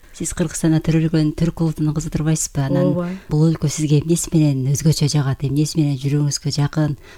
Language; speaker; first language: Kyrgyz; native; Kyrgyz